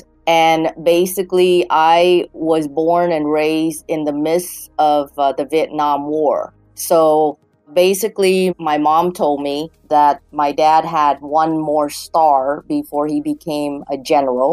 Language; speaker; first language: English; native; English